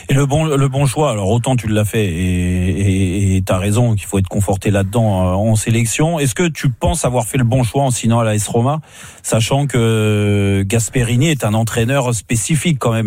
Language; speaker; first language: French; native; French